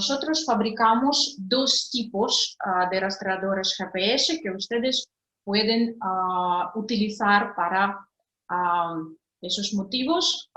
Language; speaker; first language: Spanish; non-native, fluent; Russian